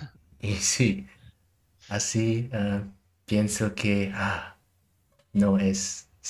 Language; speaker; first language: Spanish; non-native, learner; German